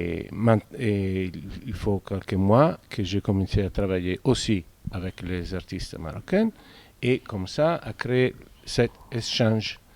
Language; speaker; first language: French; non-native, fluent; Italian